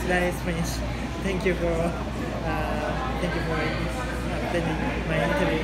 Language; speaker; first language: English; non-native, learner; Japanese